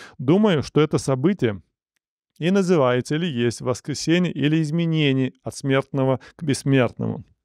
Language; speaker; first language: Russian; non-native, local second language; Romanian